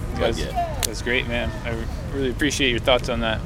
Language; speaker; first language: English; native; English